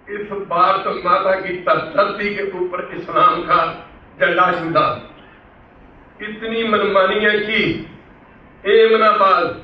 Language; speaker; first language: Urdu; non-native, local second language; Punjabi